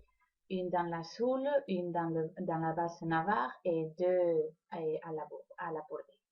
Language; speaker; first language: French; non-native, fluent; Spanish